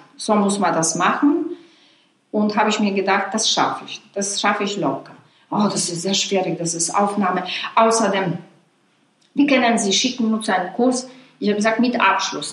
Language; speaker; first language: German; non-native, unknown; Polish